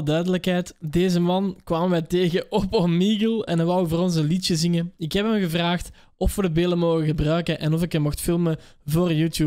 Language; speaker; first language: Dutch; native; Dutch